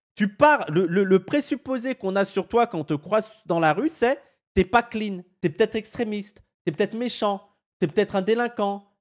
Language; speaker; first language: French; native; French